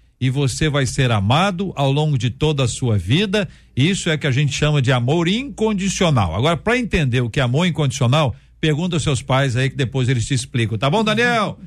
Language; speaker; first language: Portuguese; native; Portuguese